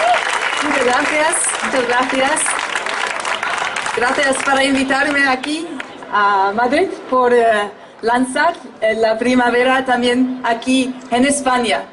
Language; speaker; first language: Spanish; non-native, fluent; German